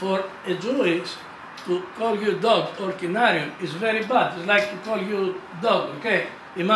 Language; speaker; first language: English; non-native, fluent; Greek